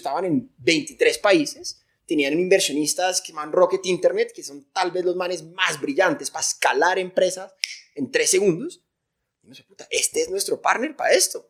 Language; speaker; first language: Spanish; native; Spanish